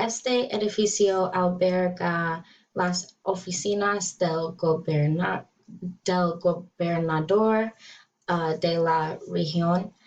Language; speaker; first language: Spanish; non-native, learner; English